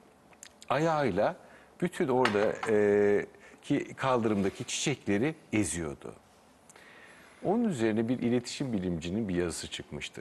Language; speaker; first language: Turkish; native; Turkish